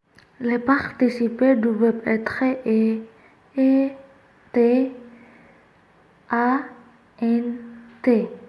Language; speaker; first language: French; non-native, learner; Indonesian